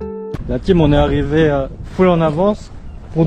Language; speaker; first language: French; native; French